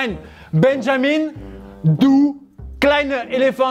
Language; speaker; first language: German; non-native, learner; French